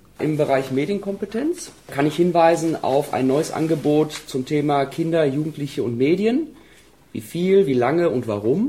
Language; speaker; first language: German; native; German